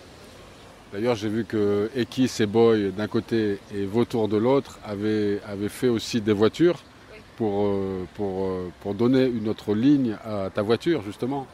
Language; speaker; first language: French; native; French